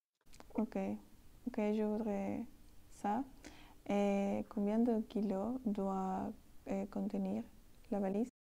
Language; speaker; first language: French; non-native, learner; Spanish